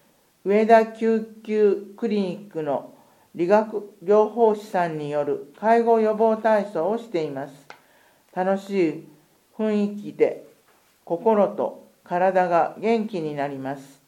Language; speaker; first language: Japanese; native; Japanese